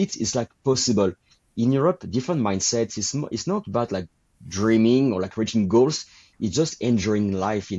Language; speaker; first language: English; non-native, fluent; French